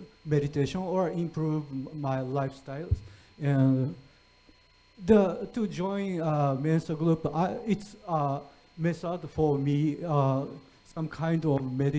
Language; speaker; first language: English; non-native, fluent; Japanese